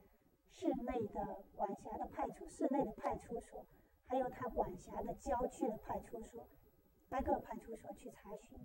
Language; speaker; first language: Chinese; native; Chinese